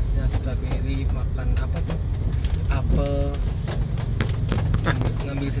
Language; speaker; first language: Indonesian; native; Indonesian